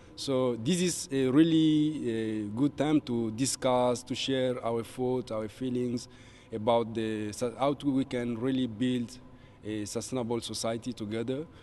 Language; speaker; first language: English; non-native, fluent; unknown